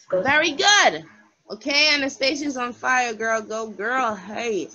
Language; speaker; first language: English; native; English